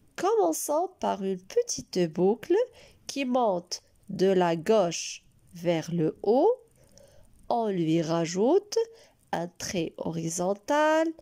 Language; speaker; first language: French; non-native, local second language; Arabic